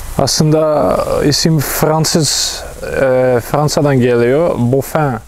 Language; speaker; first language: Turkish; non-native, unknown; Dutch